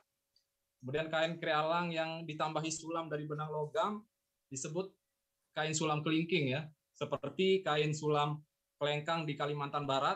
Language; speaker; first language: Indonesian; native; Indonesian